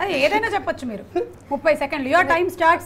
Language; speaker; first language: Telugu; native; Telugu